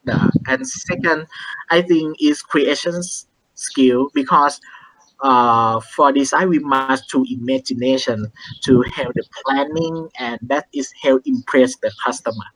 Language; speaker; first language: English; non-native, learner; Thai